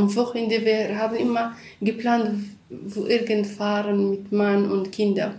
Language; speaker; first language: German; non-native, learner; Central Kurdish